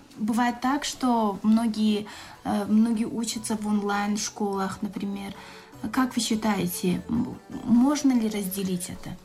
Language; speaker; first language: Russian; non-native, local second language; Tajik